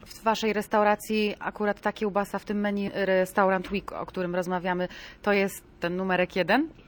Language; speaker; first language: Polish; native; Polish